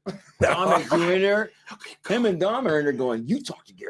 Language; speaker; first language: English; native; English